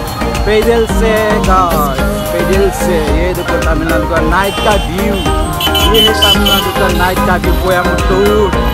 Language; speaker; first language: Hindi; non-native, local second language; Bodo